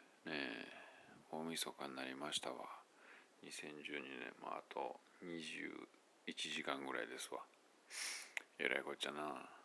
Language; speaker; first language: Japanese; native; Japanese